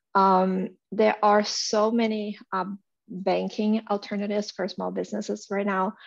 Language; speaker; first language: English; non-native, fluent; Portuguese